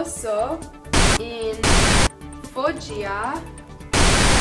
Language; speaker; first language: Italian; non-native, learner; English